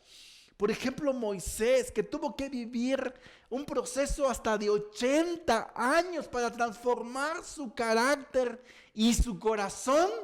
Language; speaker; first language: Spanish; native; Spanish